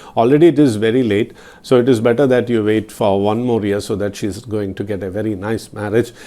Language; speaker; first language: English; non-native, local second language; Malayalam